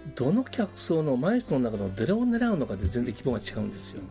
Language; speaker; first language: Japanese; native; Japanese